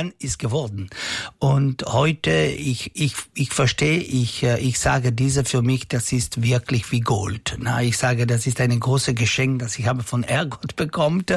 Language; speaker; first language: German; non-native, fluent; Italian